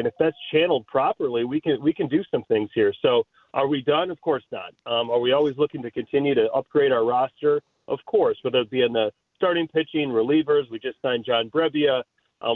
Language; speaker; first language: English; native; English